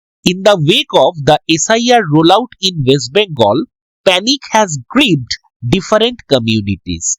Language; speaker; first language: English; non-native, local second language; Bangla